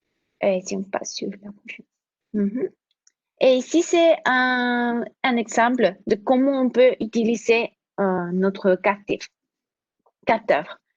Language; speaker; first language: French; non-native, fluent; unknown